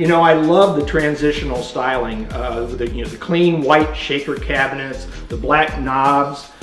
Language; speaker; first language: English; native; English